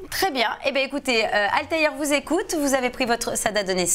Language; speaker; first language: French; native; French